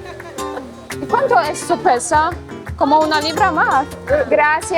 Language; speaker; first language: Spanish; non-native, fluent; Polish